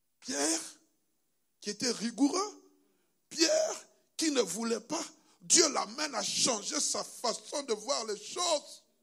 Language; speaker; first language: French; non-native, local second language; Lingala